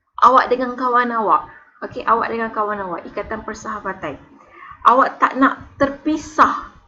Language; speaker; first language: Malay; native; Malay